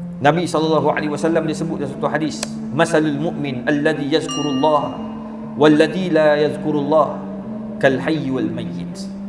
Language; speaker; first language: Malay; native; Malay